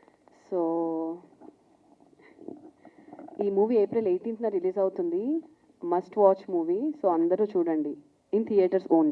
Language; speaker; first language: Telugu; non-native, learner; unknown